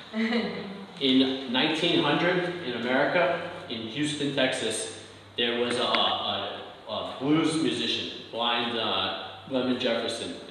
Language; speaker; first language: English; native; English